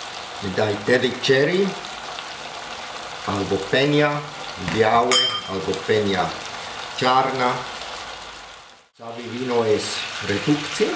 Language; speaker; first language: Polish; non-native, learner; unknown